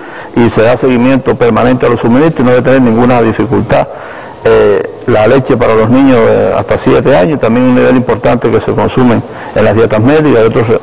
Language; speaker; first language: Spanish; native; Spanish